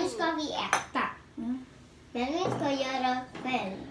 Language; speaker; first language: Swedish; early bilingual, other home language; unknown